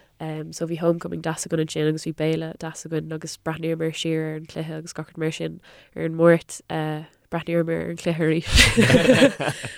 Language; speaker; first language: Irish; non-native, local second language; English